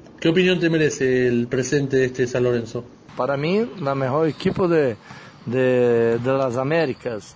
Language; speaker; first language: Portuguese; non-native, learner; Spanish